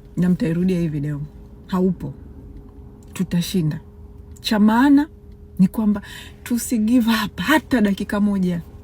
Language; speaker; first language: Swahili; native; Swahili